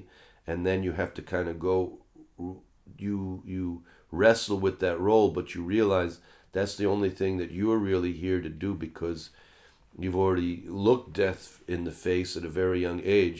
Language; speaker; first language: English; native; English